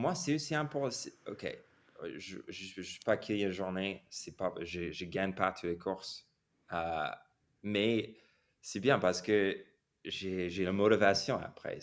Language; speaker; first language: French; non-native, fluent; English